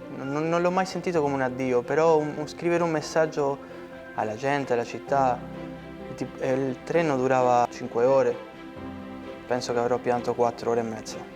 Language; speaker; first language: Italian; non-native, fluent; Spanish